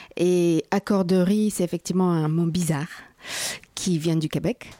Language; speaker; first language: French; non-native, fluent; Bulgarian